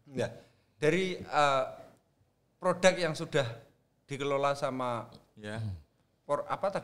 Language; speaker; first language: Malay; non-native, local second language; Javanese